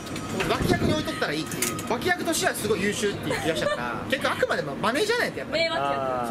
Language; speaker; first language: Japanese; native; Japanese